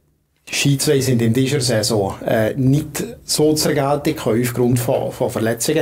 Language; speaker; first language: German; native; German